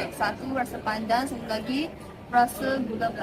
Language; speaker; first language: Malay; non-native, local second language; Indonesian